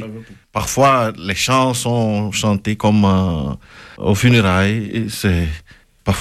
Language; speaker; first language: French; non-native, local second language; Ewe